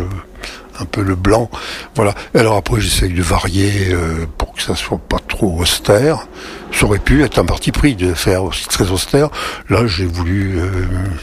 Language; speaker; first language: French; native; French